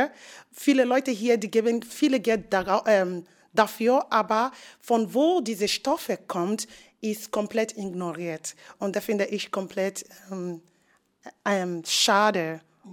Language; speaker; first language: German; non-native, learner; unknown